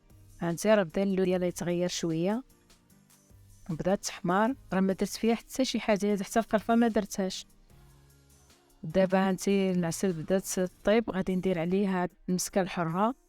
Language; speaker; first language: Arabic; native; Arabic